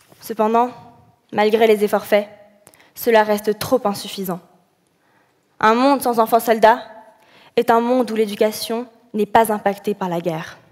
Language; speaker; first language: French; early bilingual, other home language; Arabic